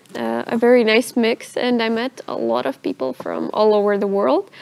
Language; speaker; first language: English; non-native, fluent; Russian